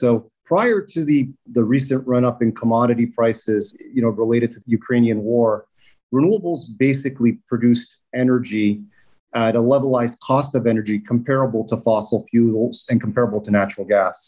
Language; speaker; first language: English; native; English